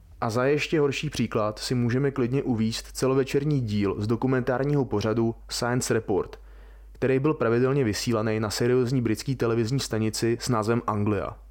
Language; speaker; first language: Czech; native; Czech